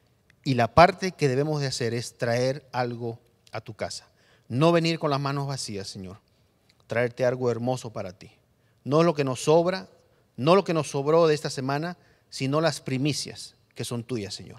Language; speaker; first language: Spanish; native; Spanish